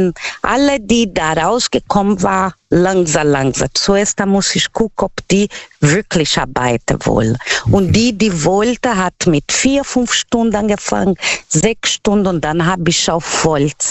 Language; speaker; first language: German; non-native, learner; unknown